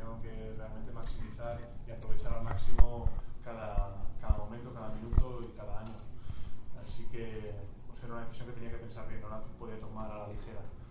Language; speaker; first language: Spanish; native; Spanish